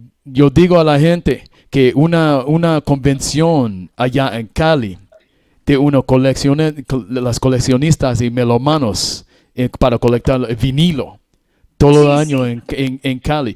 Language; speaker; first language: Spanish; non-native, learner; English